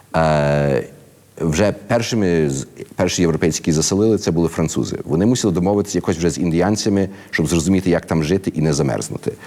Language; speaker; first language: Ukrainian; early bilingual, heritage; Ukrainian